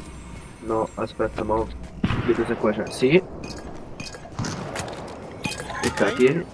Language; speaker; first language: Italian; native; Italian